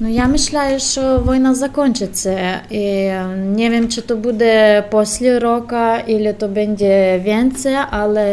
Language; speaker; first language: Polish; non-native, learner; Ukrainian